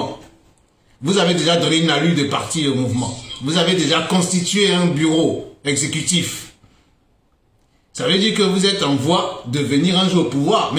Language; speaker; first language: French; native; French